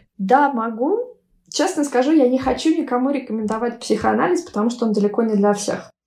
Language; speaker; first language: Russian; native; Russian